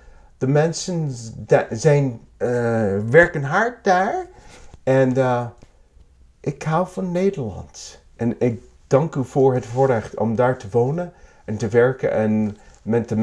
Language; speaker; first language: Dutch; non-native, learner; English